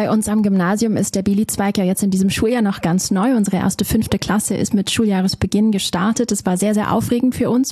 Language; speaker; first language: German; native; German